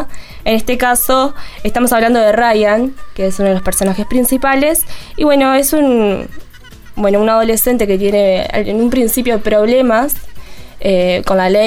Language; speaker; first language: Spanish; native; Spanish